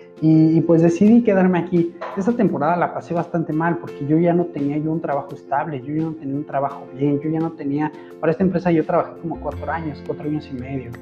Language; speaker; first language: Spanish; native; Spanish